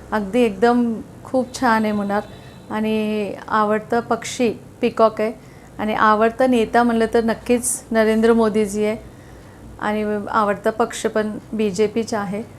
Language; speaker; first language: Marathi; non-native, local second language; Telugu